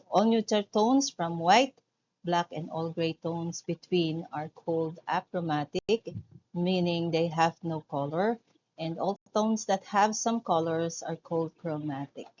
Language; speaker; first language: English; non-native, local second language; Filipino